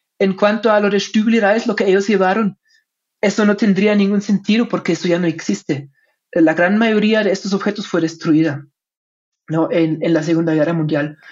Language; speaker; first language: Spanish; non-native, fluent; German